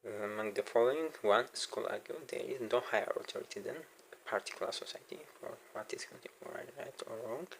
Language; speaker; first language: English; non-native, local second language; Amharic